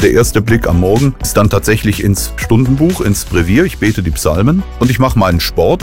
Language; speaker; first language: German; native; German